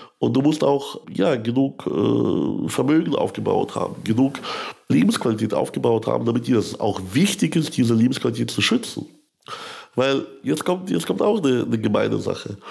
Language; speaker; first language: German; early bilingual, other home language; Russian